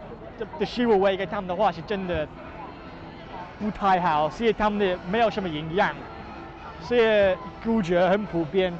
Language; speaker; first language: Chinese; non-native, learner; English